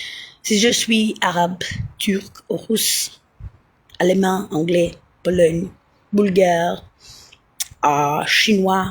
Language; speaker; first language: French; non-native, fluent; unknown